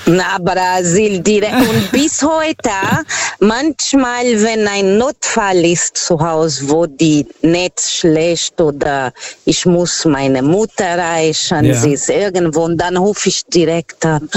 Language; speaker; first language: German; non-native, fluent; Portuguese